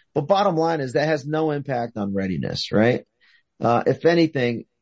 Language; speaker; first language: English; native; English